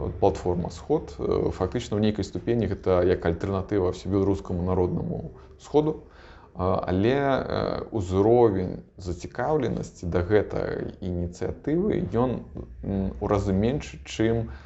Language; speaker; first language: Belarusian; non-native, local second language; Russian